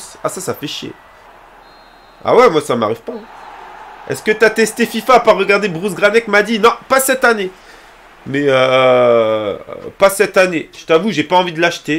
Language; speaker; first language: French; native; French